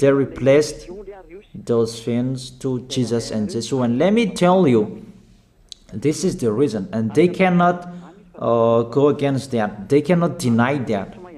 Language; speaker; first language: English; non-native, fluent; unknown